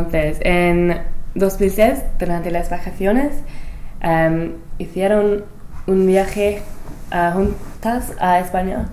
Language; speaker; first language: Spanish; non-native, learner; English